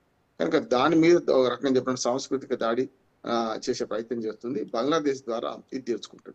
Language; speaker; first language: Telugu; native; Telugu